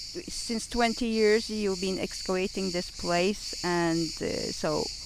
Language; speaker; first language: English; non-native, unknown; Turkish